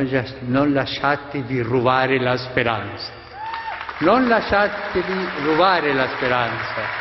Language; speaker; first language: Italian; non-native, fluent; Spanish